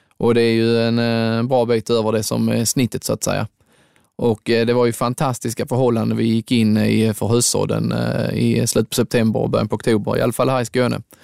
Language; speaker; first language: Swedish; native; Swedish